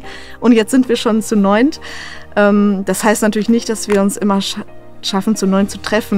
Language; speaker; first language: German; native; German